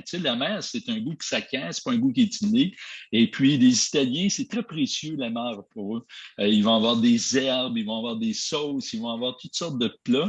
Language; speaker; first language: French; native; French